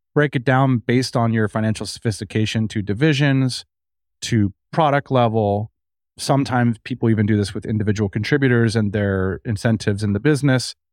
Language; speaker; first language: English; native; English